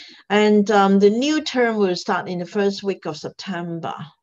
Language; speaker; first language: English; non-native, local second language; Cantonese